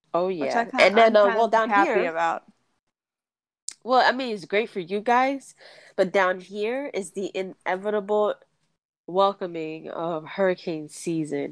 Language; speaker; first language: English; native; English